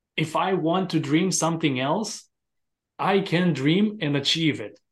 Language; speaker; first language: English; non-native, fluent; Romanian